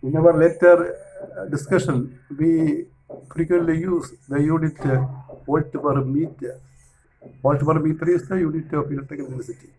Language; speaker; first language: English; non-native, local second language; Malayalam